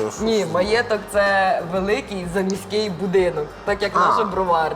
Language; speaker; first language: Ukrainian; native; Ukrainian